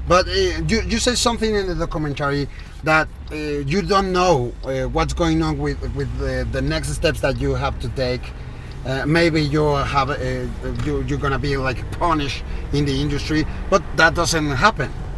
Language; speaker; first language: English; non-native, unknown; Spanish